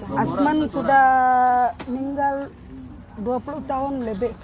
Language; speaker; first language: Malay; non-native, learner; Tamil